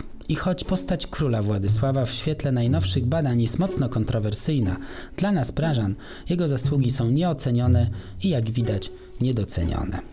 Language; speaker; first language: Polish; native; Polish